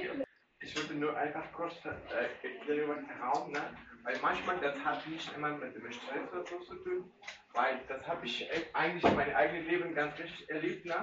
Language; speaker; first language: German; non-native, learner; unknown